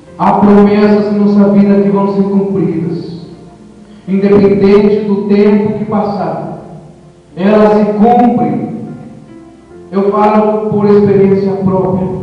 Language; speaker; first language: Portuguese; non-native, fluent; Spanish